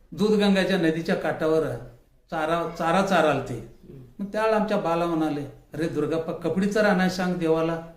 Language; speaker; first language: Marathi; native; Marathi